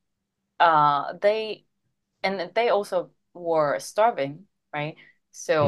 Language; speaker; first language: English; non-native, fluent; Japanese